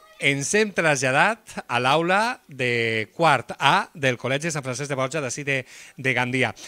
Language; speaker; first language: Catalan; native; Catalan